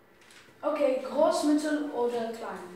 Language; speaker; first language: German; non-native, learner; English